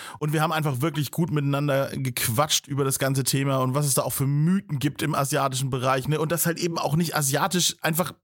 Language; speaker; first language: German; native; German